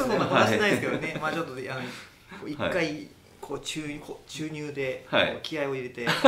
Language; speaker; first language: Japanese; native; Japanese